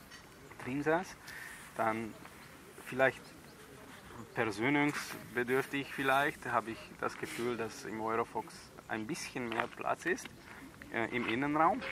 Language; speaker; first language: German; non-native, fluent; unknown